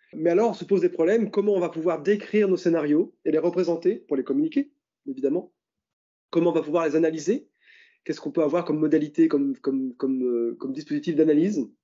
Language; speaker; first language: French; native; French